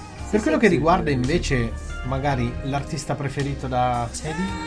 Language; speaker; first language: Italian; native; Italian